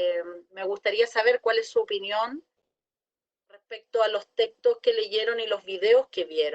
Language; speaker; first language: Spanish; native; Spanish